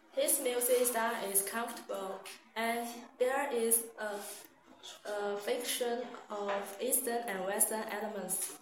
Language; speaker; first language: English; non-native, fluent; Chinese